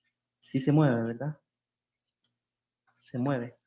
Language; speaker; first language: Spanish; native; Spanish